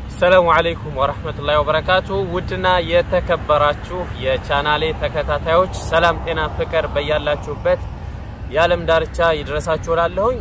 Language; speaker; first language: Amharic; native; Amharic